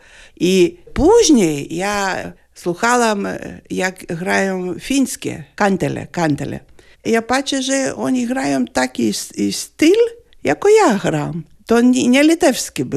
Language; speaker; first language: Polish; non-native, learner; Lithuanian